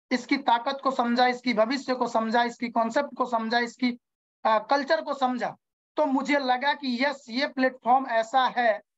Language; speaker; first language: Hindi; native; Hindi